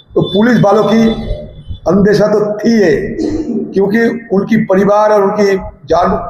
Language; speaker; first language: Hindi; non-native, local second language; Bangla